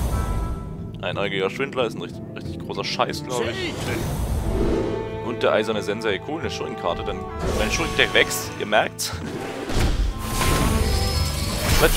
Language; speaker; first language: German; native; German